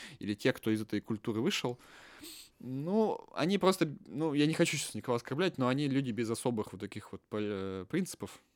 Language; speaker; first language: Russian; native; Russian